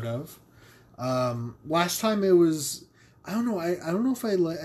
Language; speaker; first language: English; native; English